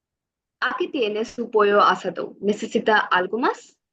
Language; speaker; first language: Spanish; non-native, learner; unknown